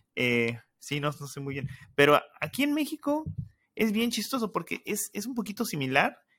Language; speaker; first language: Spanish; native; Spanish